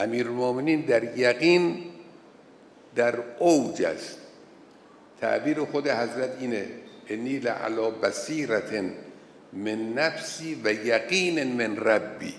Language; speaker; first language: Persian; native; Persian